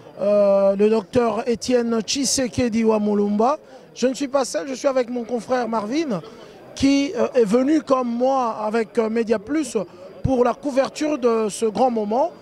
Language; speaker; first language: French; non-native, local second language; Lingala